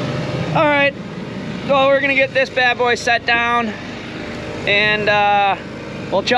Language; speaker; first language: English; native; English